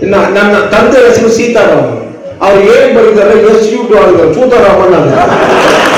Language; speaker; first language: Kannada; non-native, local second language; Tamil